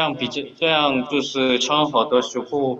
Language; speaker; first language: Chinese; non-native, fluent; Korean